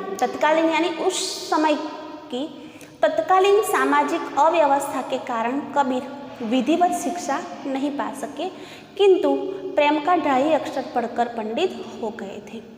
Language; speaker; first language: Hindi; non-native, local second language; Gujarati